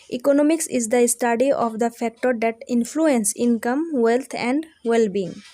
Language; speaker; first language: English; non-native, local second language; Assamese